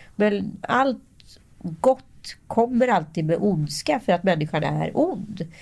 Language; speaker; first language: Swedish; native; Swedish